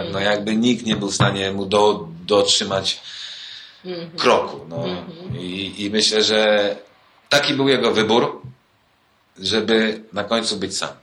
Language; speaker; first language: Polish; early bilingual, heritage; Polish